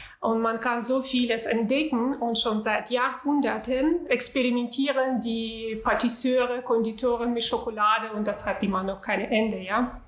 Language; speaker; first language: German; non-native, fluent; Russian